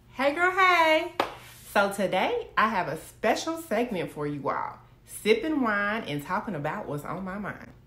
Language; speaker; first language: English; native; English